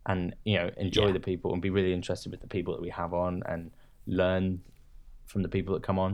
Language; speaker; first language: English; native; English